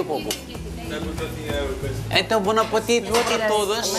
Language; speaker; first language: Portuguese; non-native, fluent; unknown